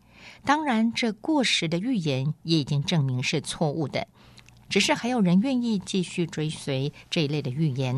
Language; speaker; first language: Chinese; native; Chinese